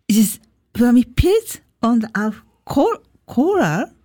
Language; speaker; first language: German; non-native, learner; Japanese